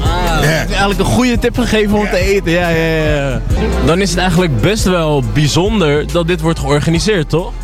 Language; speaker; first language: Dutch; native; Dutch